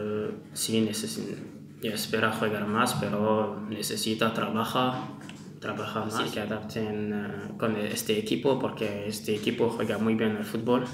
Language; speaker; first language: Spanish; non-native, learner; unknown